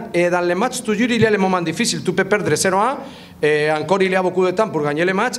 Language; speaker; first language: French; non-native, fluent; Spanish